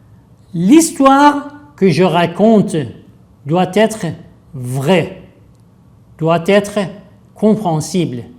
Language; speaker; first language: French; non-native, fluent; Persian